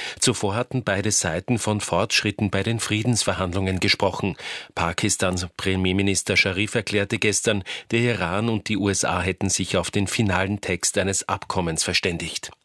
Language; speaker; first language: German; native; German